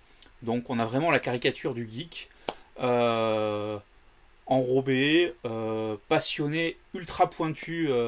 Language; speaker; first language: French; native; French